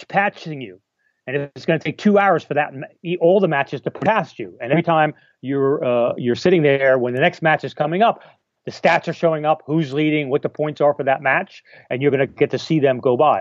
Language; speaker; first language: English; native; English